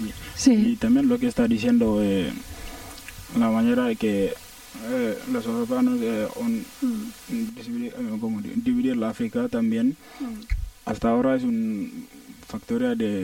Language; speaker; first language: Spanish; non-native, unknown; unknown